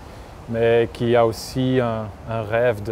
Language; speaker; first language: French; non-native, local second language; Dutch